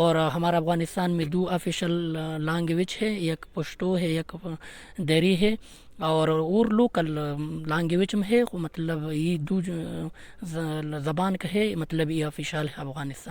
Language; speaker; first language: Hindi; non-native, learner; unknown